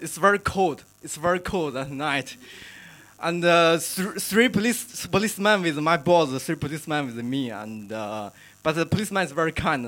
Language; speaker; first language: English; non-native, learner; Chinese